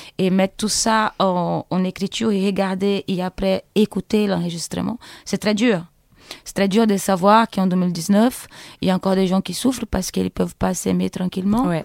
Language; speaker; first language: French; non-native, fluent; Portuguese